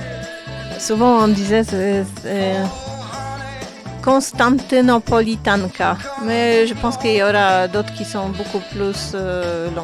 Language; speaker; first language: French; non-native, fluent; Polish